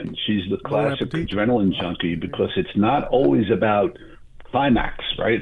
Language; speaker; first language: English; native; English